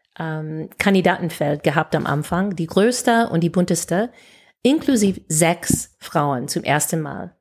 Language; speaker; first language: German; non-native, fluent; English